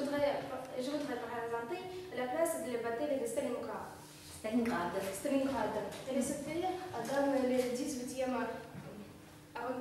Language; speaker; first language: French; non-native, learner; Russian